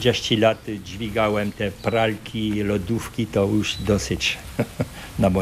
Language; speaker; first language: Polish; early bilingual, heritage; French